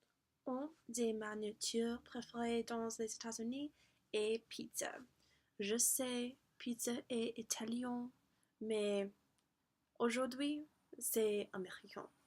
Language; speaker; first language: French; non-native, learner; English